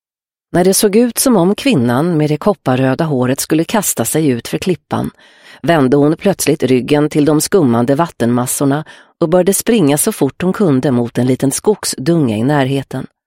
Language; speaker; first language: Swedish; native; Swedish